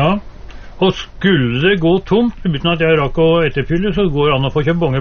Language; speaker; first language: Norwegian; native; Norwegian